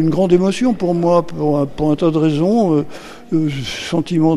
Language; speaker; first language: French; native; French